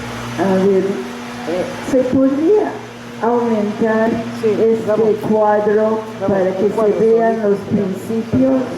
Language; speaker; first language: Spanish; non-native, fluent; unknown